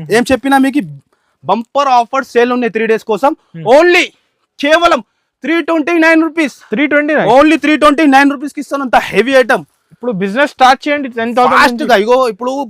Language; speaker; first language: Telugu; non-native, local second language; Urdu